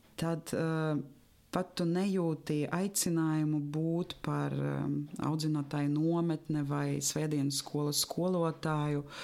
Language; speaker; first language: Latvian; non-native, local second language; Russian